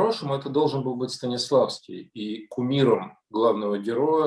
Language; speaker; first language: Russian; native; Russian